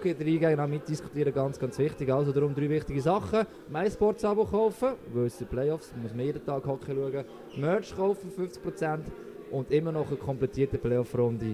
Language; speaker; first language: German; native; German